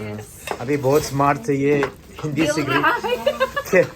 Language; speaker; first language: Hindi; non-native, local second language; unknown